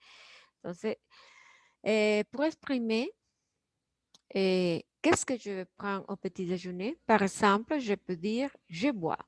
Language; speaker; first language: French; non-native, fluent; Spanish